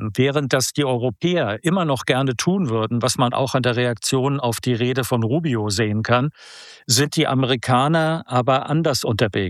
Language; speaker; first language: German; native; German